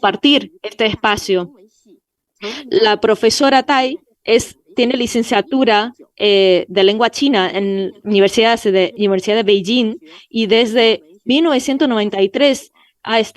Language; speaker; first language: Spanish; non-native, fluent; Chinese